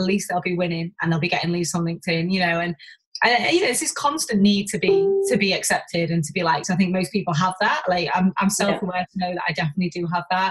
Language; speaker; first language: English; native; English